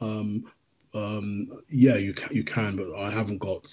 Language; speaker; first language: English; native; English